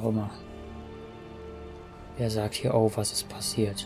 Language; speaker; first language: German; native; German